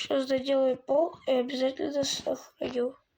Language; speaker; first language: Russian; native; Russian